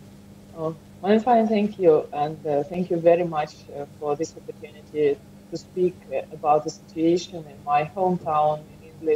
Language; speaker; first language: English; non-native, learner; Ukrainian